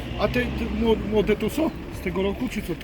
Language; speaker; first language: Polish; native; Polish